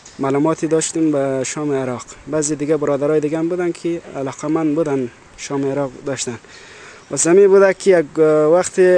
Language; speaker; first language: Persian; native; Persian